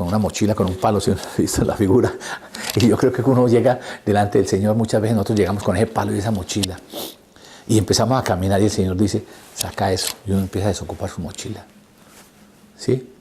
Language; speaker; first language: Spanish; native; Spanish